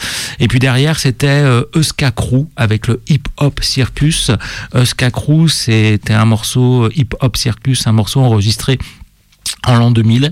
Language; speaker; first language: French; native; French